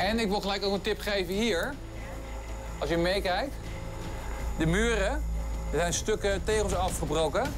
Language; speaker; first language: Dutch; native; Dutch